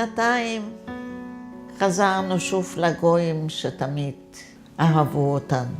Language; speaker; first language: Hebrew; non-native, fluent; Yiddish